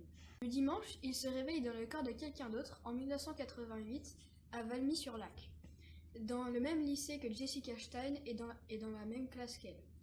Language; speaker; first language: French; native; French